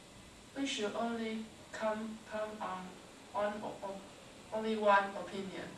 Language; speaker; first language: English; non-native, learner; Chinese